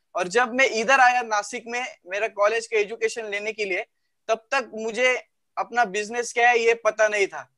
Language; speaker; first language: Hindi; non-native, local second language; Marathi